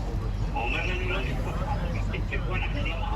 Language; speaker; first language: Hebrew; native; Hebrew